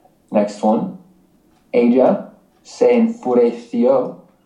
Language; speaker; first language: Spanish; non-native, fluent; English